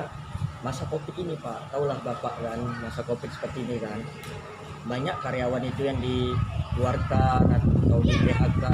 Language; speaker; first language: Indonesian; native; Indonesian